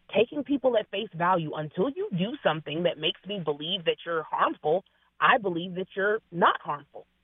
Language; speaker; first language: English; native; English